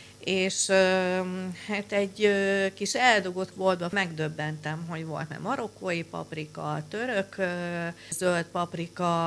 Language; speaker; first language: Hungarian; native; Hungarian